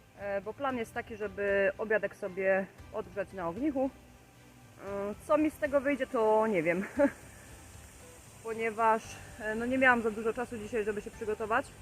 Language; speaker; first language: Polish; native; Polish